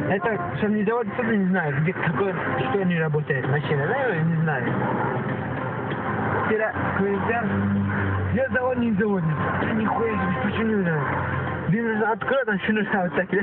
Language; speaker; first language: Russian; non-native, learner; Uzbek